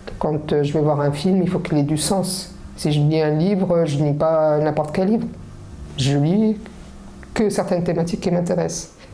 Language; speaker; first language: French; early bilingual, other home language; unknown